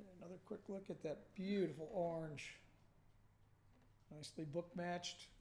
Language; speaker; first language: English; native; English